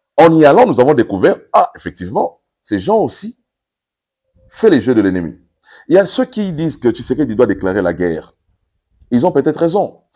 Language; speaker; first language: French; non-native, local second language; Lingala